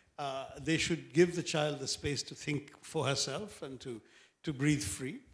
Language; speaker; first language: English; non-native, local second language; Malayalam